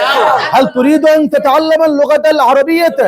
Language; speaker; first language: Arabic; non-native, fluent; Bangla